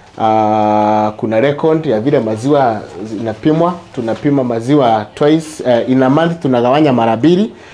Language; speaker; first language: Swahili; non-native, local second language; Meru